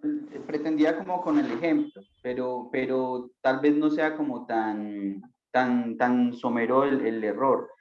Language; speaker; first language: Spanish; native; Spanish